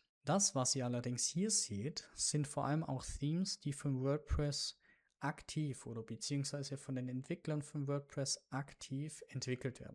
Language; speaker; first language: German; native; German